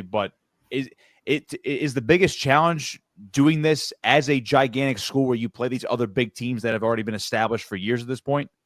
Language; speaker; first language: English; native; English